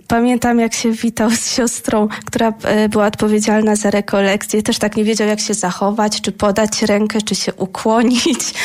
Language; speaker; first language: Polish; native; Polish